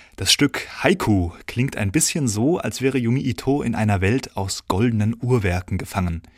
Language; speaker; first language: German; native; German